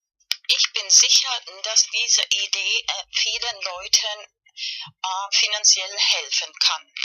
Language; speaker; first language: German; non-native, learner; Spanish